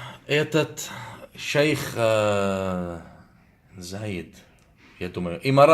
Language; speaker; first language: Russian; non-native, learner; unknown